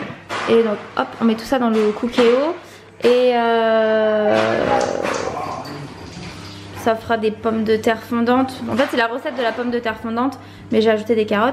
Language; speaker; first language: French; native; French